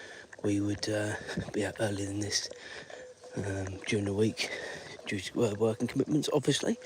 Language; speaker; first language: English; native; English